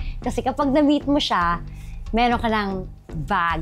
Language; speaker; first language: Filipino; native; Filipino